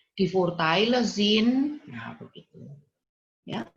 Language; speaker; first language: German; non-native, fluent; Indonesian